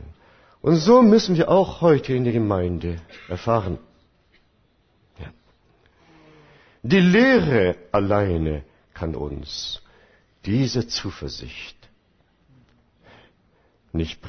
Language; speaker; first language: German; non-native, fluent; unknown